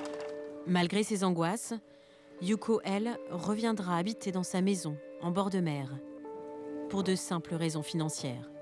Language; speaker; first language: French; native; French